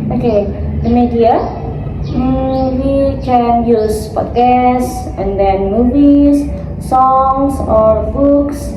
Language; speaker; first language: English; non-native, learner; Indonesian